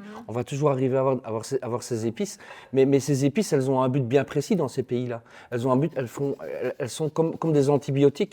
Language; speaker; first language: French; native; French